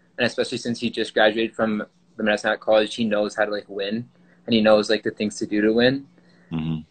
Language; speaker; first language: English; native; English